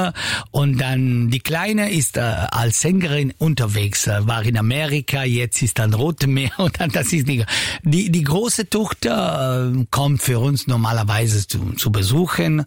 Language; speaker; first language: German; non-native, fluent; Italian